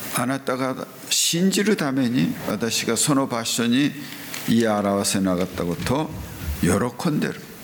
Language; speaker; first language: Japanese; non-native, fluent; Korean